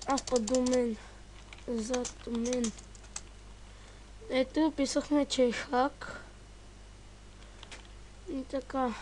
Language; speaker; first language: Bulgarian; native; Bulgarian